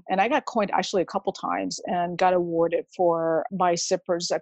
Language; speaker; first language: English; native; English